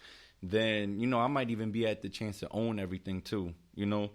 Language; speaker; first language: English; native; English